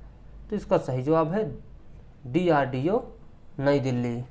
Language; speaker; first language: Hindi; native; Hindi